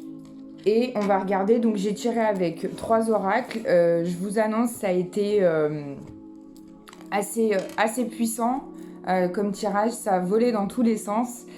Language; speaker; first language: French; native; French